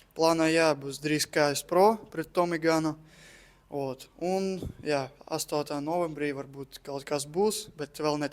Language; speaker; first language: Latvian; non-native, local second language; Russian